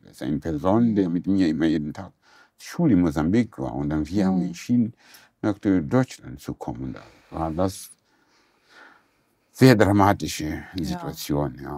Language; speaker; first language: German; non-native, local second language; Portuguese